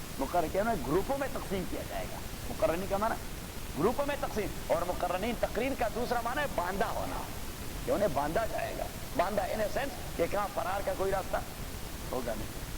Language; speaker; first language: Urdu; non-native, local second language; Pashto